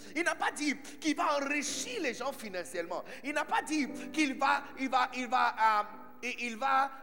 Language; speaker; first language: French; non-native, fluent; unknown